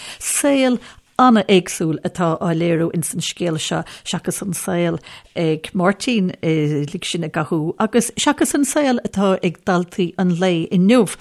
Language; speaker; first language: Irish; native; Irish